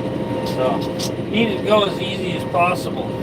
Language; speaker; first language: English; native; English